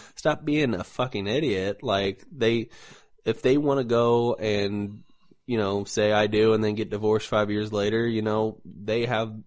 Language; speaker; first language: English; native; English